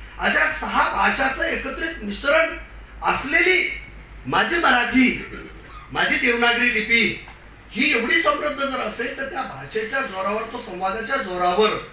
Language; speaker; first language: Marathi; non-native, local second language; Lambadi